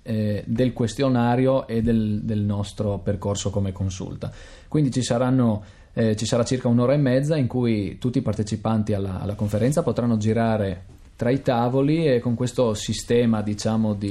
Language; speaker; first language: Italian; native; Italian